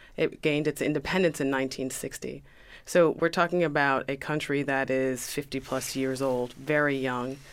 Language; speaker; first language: English; early bilingual, other home language; Yoruba